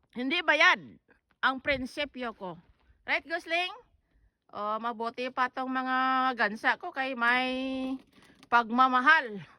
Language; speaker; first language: Filipino; non-native, local second language; Cebuano